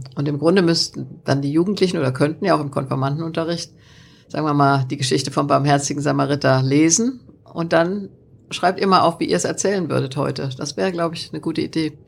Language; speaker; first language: German; native; German